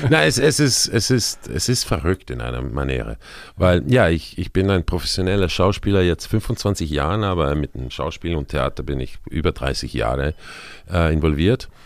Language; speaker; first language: German; non-native, fluent; Spanish